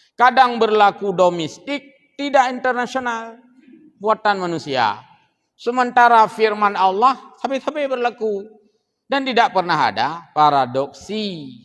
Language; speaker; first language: Malay; non-native, local second language; Achinese